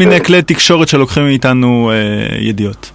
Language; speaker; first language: Hebrew; native; Hebrew